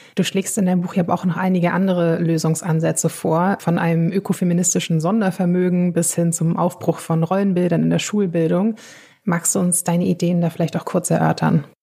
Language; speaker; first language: German; native; German